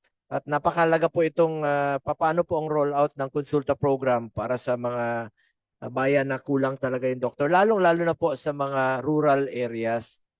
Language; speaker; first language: Filipino; native; Filipino